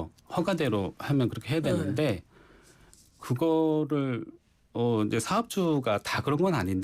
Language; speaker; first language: Korean; native; Korean